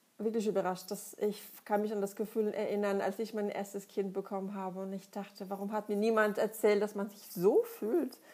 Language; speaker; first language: German; non-native, fluent; Russian